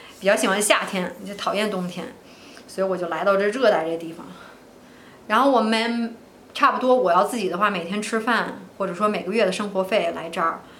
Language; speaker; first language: Chinese; native; Chinese